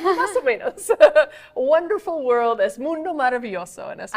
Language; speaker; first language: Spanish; non-native, fluent; English